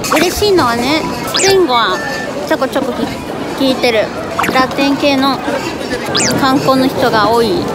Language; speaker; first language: Japanese; non-native, fluent; Spanish